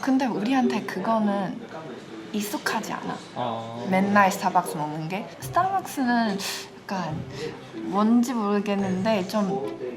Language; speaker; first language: Korean; non-native, fluent; Chinese